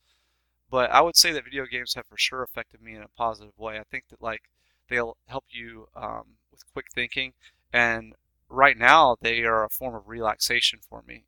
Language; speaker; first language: English; native; English